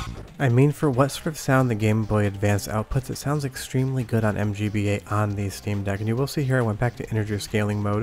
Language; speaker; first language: English; native; English